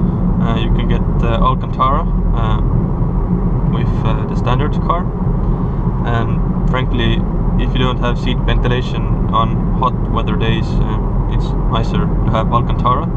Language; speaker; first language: English; non-native, fluent; Estonian